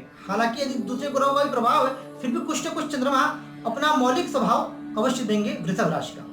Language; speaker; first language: Hindi; native; Hindi